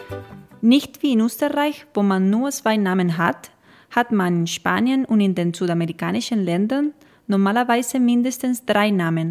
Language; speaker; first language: German; non-native, fluent; Spanish